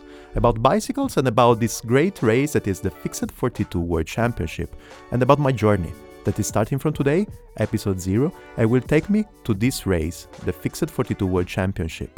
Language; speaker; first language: English; non-native, fluent; Italian